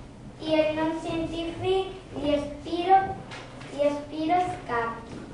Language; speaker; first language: Catalan; non-native, local second language; Spanish